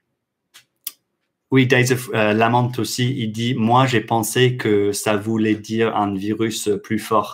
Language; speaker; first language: French; non-native, fluent; English